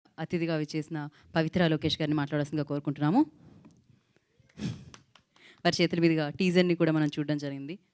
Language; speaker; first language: Telugu; native; Telugu